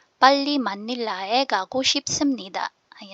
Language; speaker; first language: Korean; non-native, fluent; Filipino